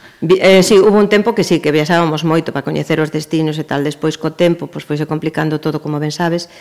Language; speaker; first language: Galician; native; Galician